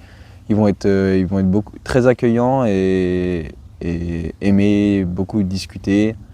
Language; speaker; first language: French; native; French